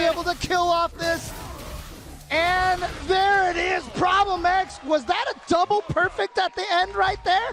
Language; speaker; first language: English; native; English